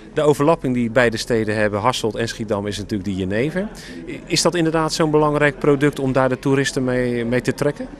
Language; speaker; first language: Dutch; native; Dutch